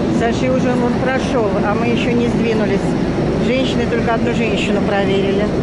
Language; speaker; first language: Russian; native; Russian